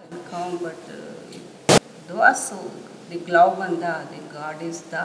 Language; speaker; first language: German; non-native, learner; Telugu